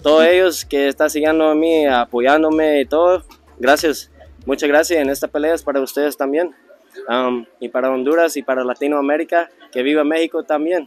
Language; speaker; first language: Spanish; early bilingual, heritage; Spanish